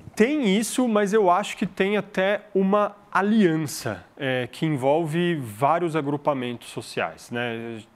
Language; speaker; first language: Portuguese; early bilingual, other home language; Arabic